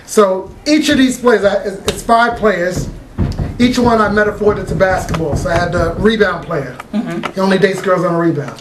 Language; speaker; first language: English; native; English